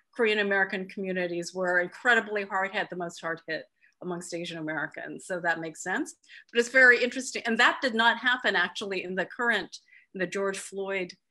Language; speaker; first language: English; native; English